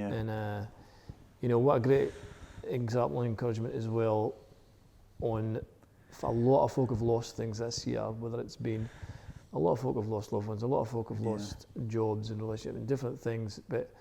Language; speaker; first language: English; native; English